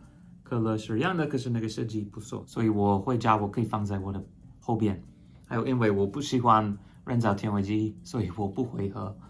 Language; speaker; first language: Chinese; non-native, fluent; English